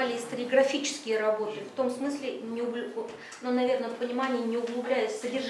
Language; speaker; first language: Russian; native; Russian